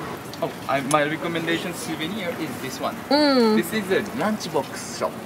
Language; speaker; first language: English; non-native, learner; Japanese